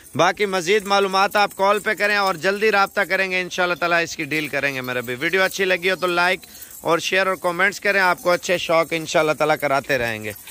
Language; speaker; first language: Urdu; non-native, local second language; Punjabi